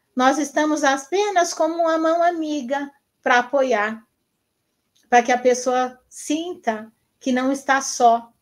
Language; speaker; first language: Portuguese; native; Portuguese